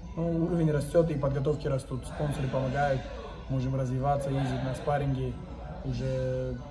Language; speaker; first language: Russian; non-native, local second language; Uzbek